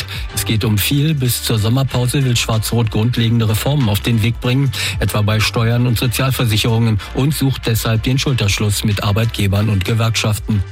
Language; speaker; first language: German; native; German